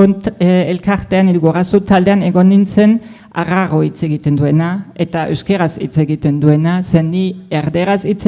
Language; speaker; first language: Basque; non-native, fluent; German